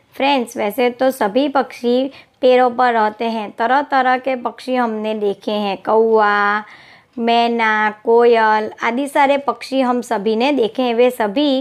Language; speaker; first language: Hindi; non-native, local second language; Gujarati